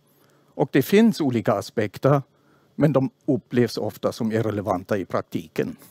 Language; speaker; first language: Swedish; non-native, fluent; German